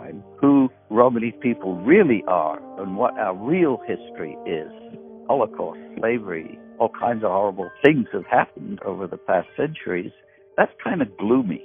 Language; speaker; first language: English; native; English